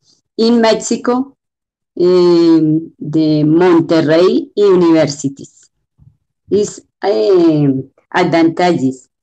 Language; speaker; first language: English; non-native, learner; Spanish